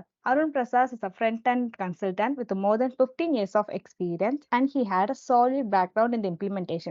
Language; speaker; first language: English; non-native, local second language; Malayalam